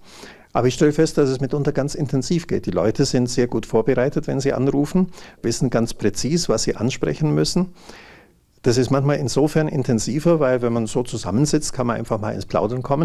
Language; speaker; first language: German; native; German